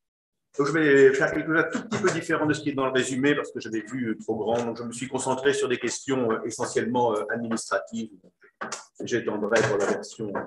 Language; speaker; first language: French; native; French